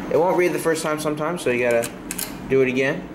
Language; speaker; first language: English; native; English